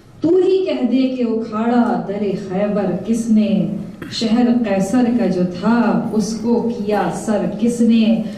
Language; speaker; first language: Urdu; native; Urdu